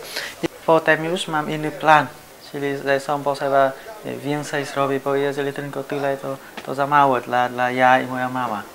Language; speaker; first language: Polish; non-native, learner; Vietnamese